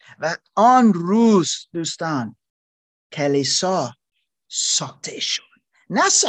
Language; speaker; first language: Persian; non-native, learner; German